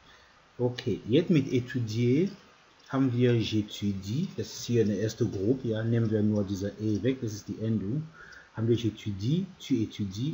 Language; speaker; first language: German; non-native, fluent; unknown